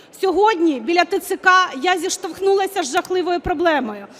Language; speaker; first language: Ukrainian; native; Ukrainian